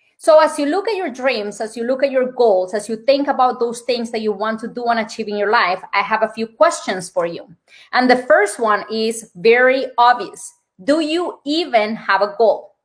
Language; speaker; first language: English; non-native, fluent; Spanish